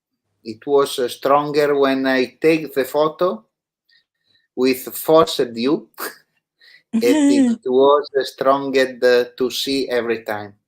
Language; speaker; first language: English; non-native, learner; Italian